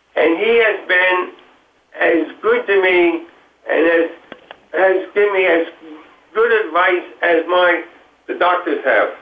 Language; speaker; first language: English; native; English